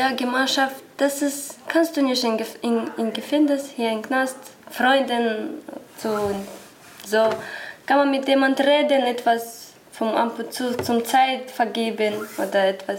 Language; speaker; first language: German; non-native, learner; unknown